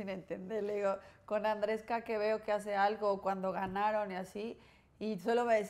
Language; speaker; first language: Spanish; native; Spanish